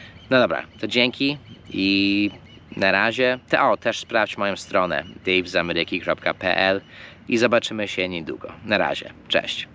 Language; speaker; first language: Polish; non-native, fluent; English